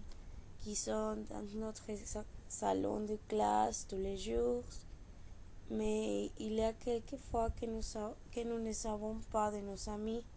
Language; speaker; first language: French; non-native, learner; Spanish